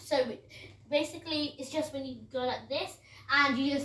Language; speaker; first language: English; native; English